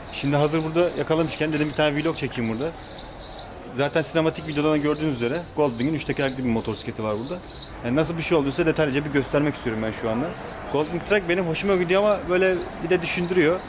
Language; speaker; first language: Turkish; native; Turkish